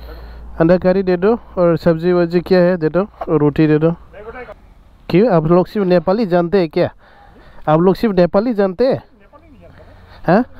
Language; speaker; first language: Hindi; non-native, learner; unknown